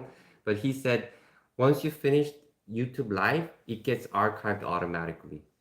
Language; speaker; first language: English; non-native, fluent; Korean